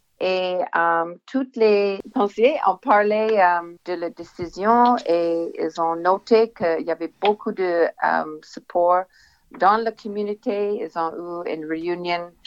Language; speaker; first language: French; non-native, local second language; English